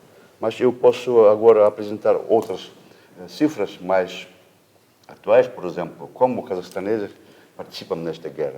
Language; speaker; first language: Portuguese; non-native, fluent; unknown